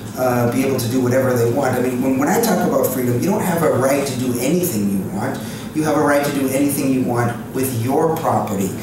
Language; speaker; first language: English; native; English